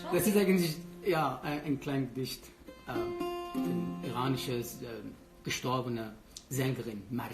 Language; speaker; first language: German; non-native, learner; Persian